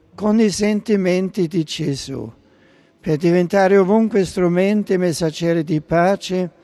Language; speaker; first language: Italian; non-native, fluent; German